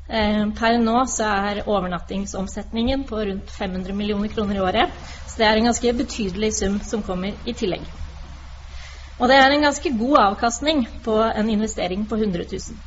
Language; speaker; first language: Norwegian; native; Norwegian